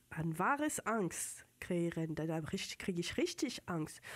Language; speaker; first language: German; non-native, fluent; French